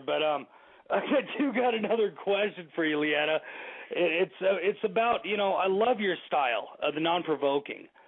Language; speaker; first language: English; native; English